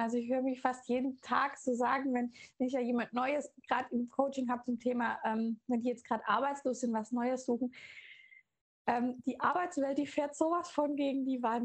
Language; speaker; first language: German; native; German